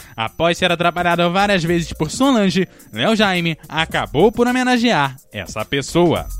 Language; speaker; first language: Portuguese; native; Portuguese